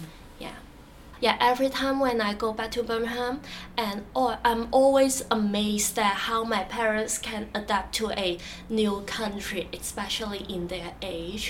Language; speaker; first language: English; non-native, local second language; Cantonese